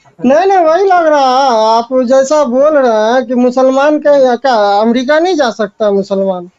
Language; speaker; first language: Urdu; native; Urdu